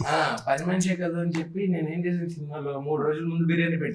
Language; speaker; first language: Telugu; native; Telugu